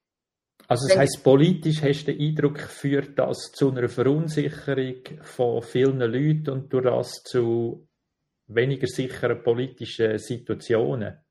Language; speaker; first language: German; native; German